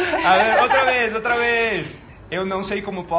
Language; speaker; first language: Portuguese; native; Portuguese